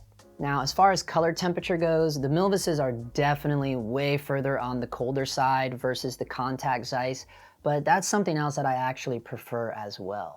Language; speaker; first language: English; native; English